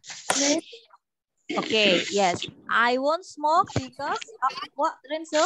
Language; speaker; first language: English; non-native, fluent; Indonesian